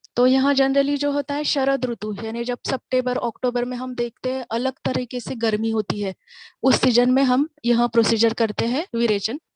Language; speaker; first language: Hindi; non-native, local second language; Marathi